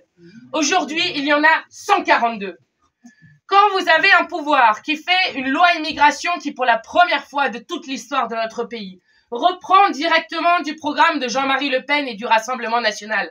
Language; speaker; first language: French; native; French